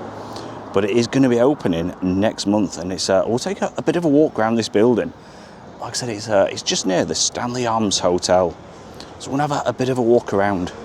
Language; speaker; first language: English; native; English